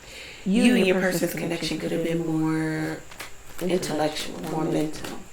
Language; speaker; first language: English; native; English